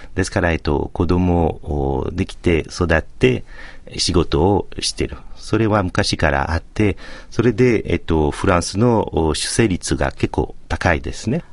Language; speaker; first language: Japanese; non-native, fluent; French